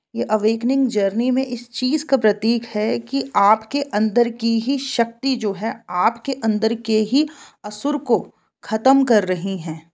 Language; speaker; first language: Hindi; native; Hindi